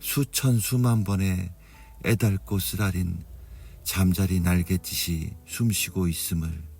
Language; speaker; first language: Korean; native; Korean